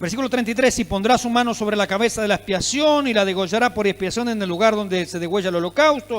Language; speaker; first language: Spanish; native; Spanish